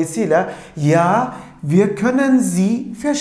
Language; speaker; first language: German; non-native, fluent; Turkish